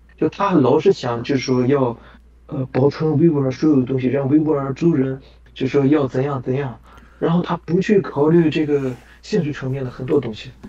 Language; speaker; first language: Chinese; non-native, local second language; Kazakh